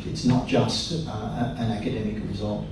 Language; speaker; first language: English; native; English